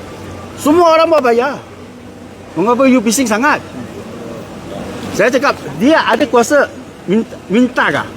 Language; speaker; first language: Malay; non-native, local second language; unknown